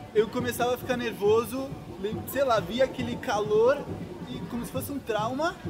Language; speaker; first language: Portuguese; early bilingual, other home language; Spanish